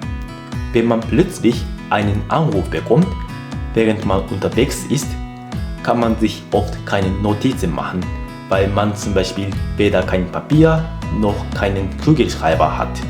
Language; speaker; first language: German; non-native, fluent; Japanese